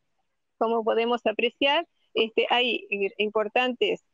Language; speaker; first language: Spanish; native; Spanish